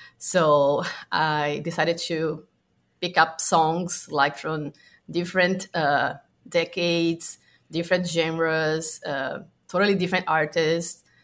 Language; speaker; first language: English; non-native, fluent; Portuguese